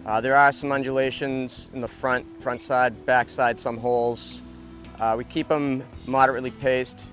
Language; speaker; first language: English; native; English